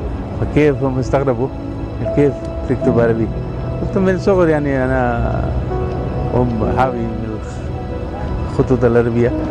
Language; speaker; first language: Arabic; non-native, fluent; Urdu